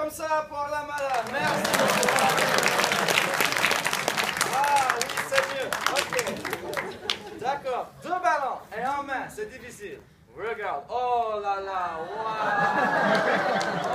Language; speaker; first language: French; non-native, learner; English